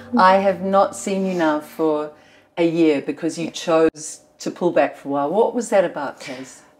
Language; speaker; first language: English; native; English